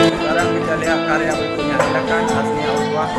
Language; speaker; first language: Indonesian; native; Indonesian